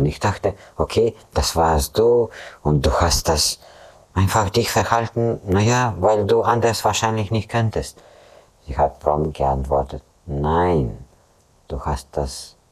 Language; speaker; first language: German; non-native, fluent; Russian